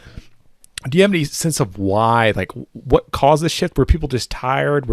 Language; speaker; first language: English; native; English